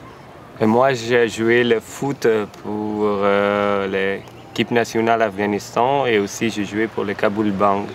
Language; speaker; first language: French; non-native, learner; Persian